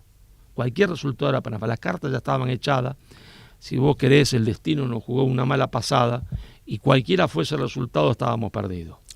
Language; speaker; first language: Spanish; native; Spanish